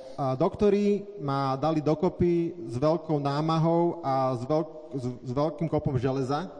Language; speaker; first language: Slovak; native; Slovak